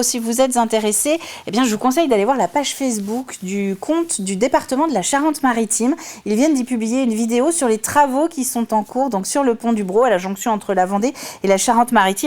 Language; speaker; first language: French; native; French